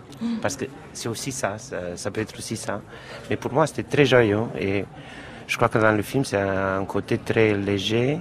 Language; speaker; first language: French; non-native, fluent; Romanian